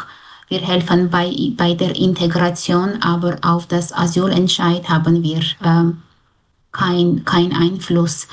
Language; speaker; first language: German; non-native, fluent; Armenian